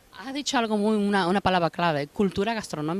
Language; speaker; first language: Spanish; native; Spanish